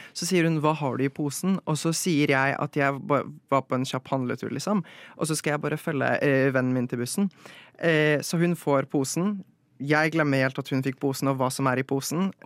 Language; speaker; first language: Norwegian; early bilingual, other home language; Polish